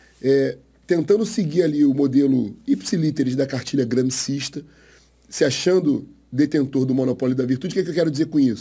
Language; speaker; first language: Portuguese; native; Portuguese